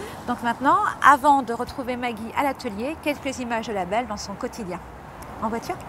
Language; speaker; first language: French; native; French